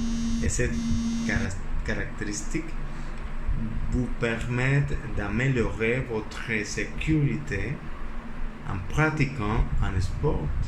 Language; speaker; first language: French; non-native, learner; Spanish